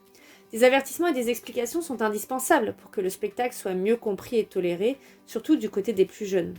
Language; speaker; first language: French; native; French